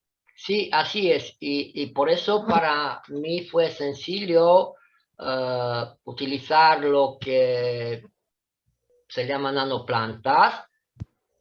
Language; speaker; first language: Spanish; non-native, fluent; Italian